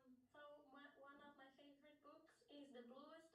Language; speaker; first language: English; non-native, learner; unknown